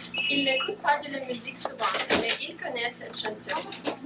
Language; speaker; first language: French; non-native, learner; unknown